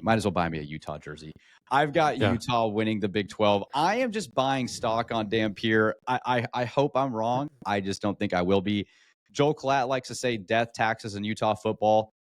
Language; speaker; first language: English; native; English